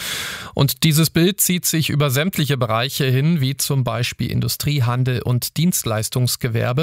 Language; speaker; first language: German; native; German